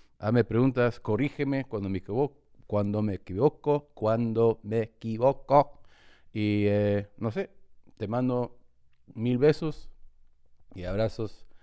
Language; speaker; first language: Spanish; early bilingual, heritage; Spanish